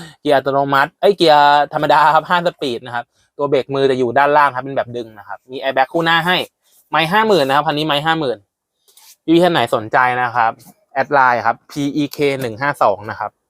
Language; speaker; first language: Thai; native; Thai